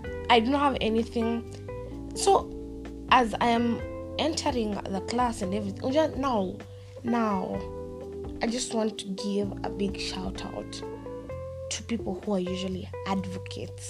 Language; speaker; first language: English; non-native, local second language; Swahili